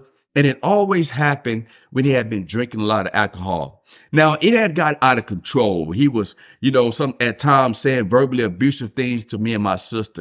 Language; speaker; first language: English; native; English